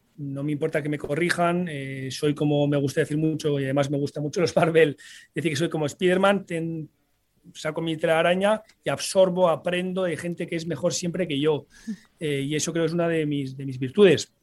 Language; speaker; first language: Spanish; early bilingual, heritage; Spanish